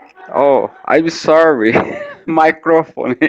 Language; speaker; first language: English; non-native, learner; Portuguese